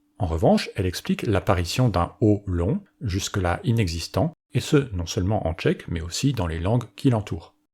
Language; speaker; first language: French; native; French